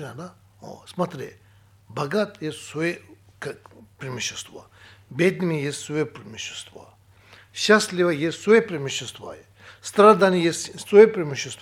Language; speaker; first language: Russian; non-native, learner; Tibetan